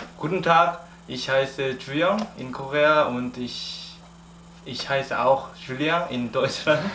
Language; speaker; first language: German; non-native, learner; Korean